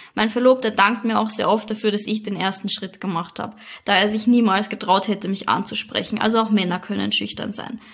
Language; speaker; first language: German; native; German